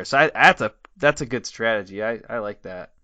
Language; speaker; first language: English; native; English